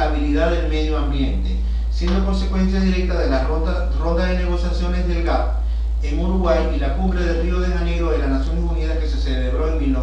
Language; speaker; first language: Spanish; native; Spanish